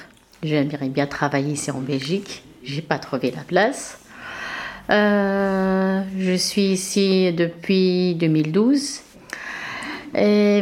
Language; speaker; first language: French; non-native, learner; Arabic